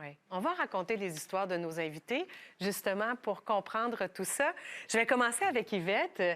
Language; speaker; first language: French; native; French